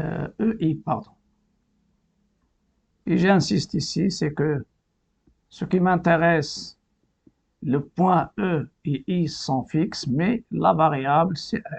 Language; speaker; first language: French; non-native, local second language; Arabic